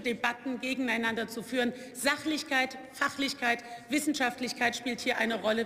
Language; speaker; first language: German; native; German